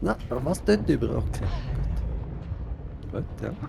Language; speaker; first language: German; native; German